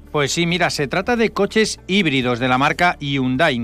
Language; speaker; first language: Spanish; native; Spanish